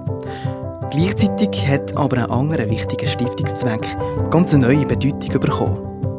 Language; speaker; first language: German; native; German